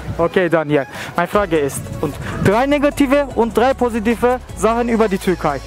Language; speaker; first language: German; non-native, fluent; Turkish